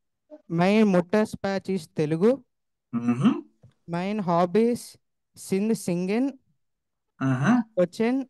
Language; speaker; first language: German; non-native, learner; Telugu